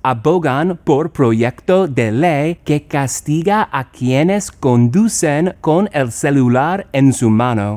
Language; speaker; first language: Spanish; non-native, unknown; English